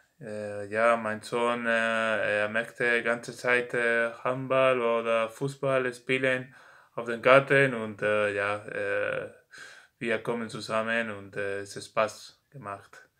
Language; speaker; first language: German; non-native, learner; Spanish